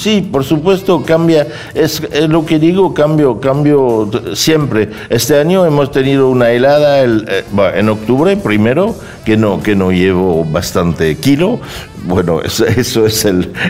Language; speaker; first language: Spanish; non-native, fluent; French